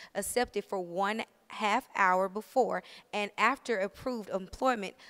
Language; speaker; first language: English; native; English